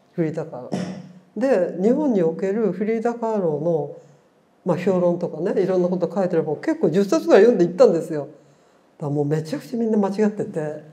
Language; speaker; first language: Japanese; native; Japanese